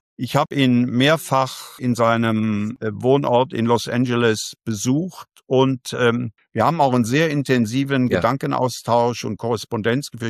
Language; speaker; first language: German; native; German